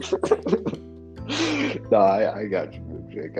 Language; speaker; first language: English; non-native, local second language; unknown